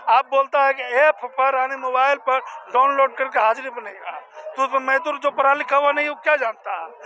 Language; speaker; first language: Hindi; native; Hindi